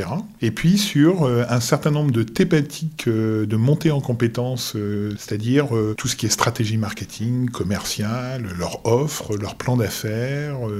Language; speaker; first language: French; native; French